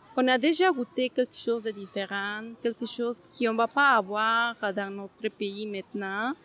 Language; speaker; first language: French; non-native, fluent; Spanish